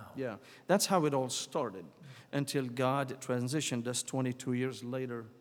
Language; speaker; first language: English; non-native, fluent; Arabic